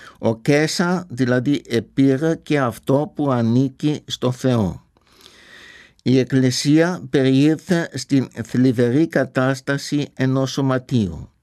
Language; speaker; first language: Greek; non-native, fluent; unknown